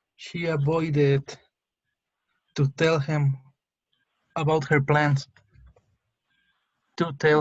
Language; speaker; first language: English; non-native, learner; Spanish